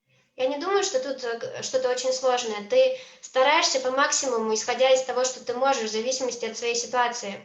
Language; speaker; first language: Russian; native; Russian